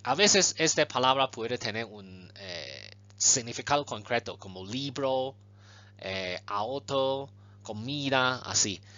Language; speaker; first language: Spanish; non-native, fluent; Chinese